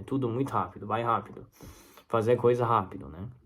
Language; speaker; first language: Portuguese; non-native, learner; Chinese